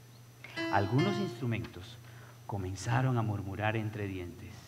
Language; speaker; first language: Spanish; native; Spanish